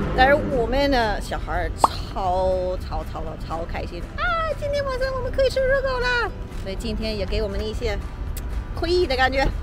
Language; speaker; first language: Chinese; early bilingual, heritage; Chinese